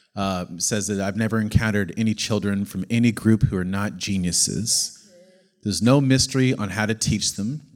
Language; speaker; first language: English; native; English